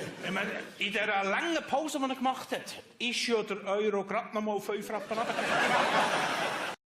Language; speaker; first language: German; native; German